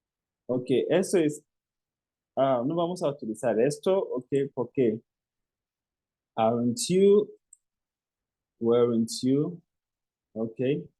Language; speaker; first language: Spanish; non-native, fluent; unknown